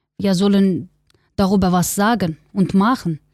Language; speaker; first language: German; non-native, learner; Kurdish